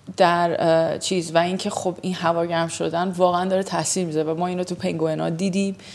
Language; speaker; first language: Persian; early bilingual, heritage; Persian